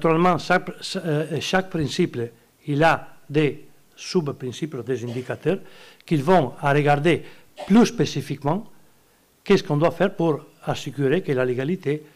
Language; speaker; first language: French; non-native, learner; Italian